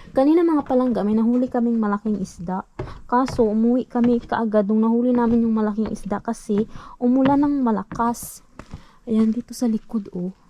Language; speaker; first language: Filipino; non-native, local second language; Cebuano